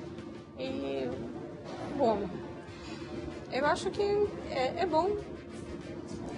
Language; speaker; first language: Portuguese; non-native, fluent; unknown